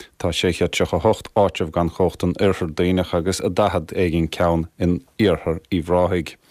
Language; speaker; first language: Irish; native; Irish